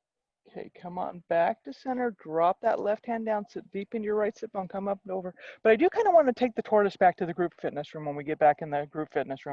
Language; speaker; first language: English; native; English